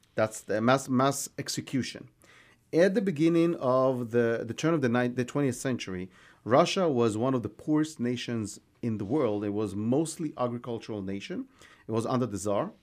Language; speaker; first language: English; non-native, fluent; Hebrew